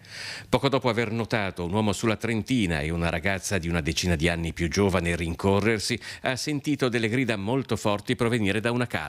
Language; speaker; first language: Italian; native; Italian